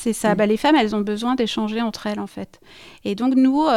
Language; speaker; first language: French; native; French